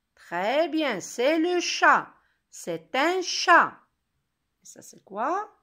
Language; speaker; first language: French; non-native, local second language; Arabic